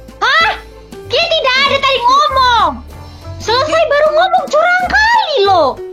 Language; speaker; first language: Indonesian; native; Indonesian